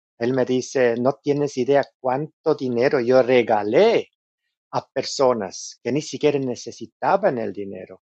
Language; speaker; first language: Spanish; non-native, fluent; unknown